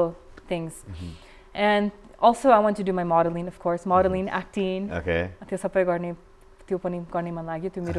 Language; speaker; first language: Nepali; early bilingual, heritage; English